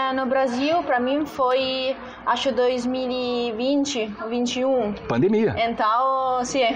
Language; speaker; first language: Portuguese; non-native, fluent; Italian